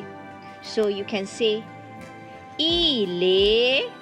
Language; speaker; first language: French; non-native, learner; Malay